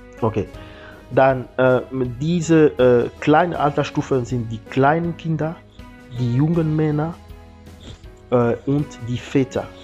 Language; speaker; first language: German; non-native, learner; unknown